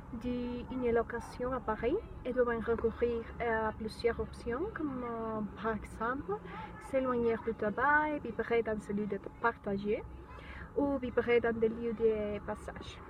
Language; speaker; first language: French; non-native, learner; Spanish